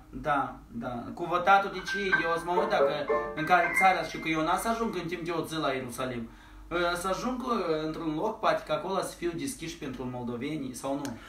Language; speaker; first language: Romanian; native; Romanian